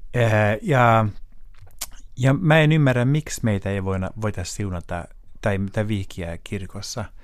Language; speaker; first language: Finnish; non-native, local second language; Swedish